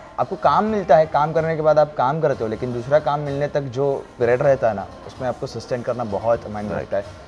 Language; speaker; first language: Hindi; non-native, local second language; Marathi